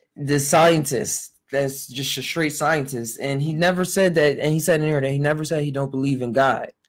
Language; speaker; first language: English; native; English